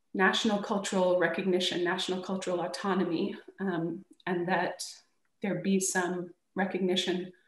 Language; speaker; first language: English; native; English